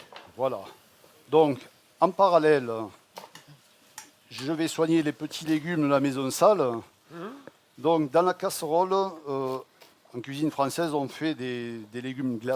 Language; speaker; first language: French; native; French